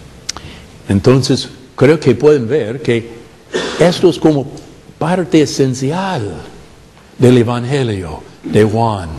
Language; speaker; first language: Spanish; non-native, fluent; English